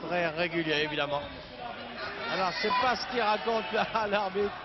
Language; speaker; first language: French; native; French